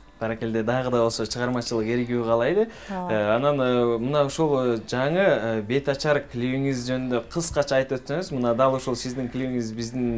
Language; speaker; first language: Kyrgyz; native; Kyrgyz